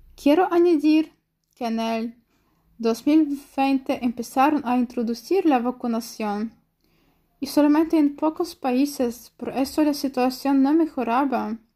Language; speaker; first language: Spanish; non-native, fluent; Polish